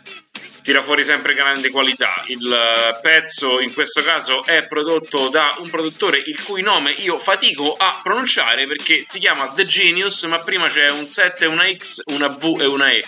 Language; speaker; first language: Italian; native; Italian